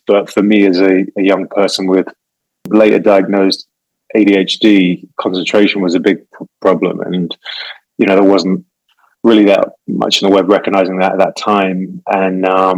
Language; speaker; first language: English; native; English